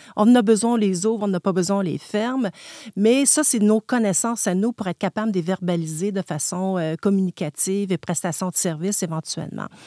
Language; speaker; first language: French; native; French